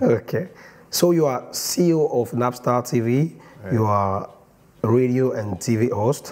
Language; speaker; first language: English; non-native, local second language; French